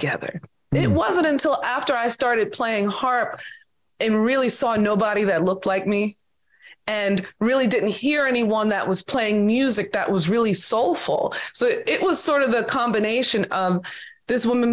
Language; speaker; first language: English; native; English